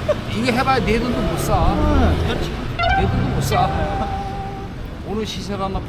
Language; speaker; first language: Korean; native; Korean